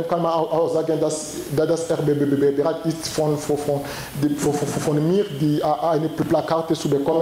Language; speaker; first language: German; non-native, learner; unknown